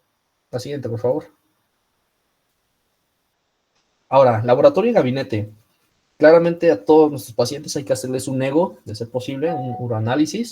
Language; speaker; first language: Spanish; native; Spanish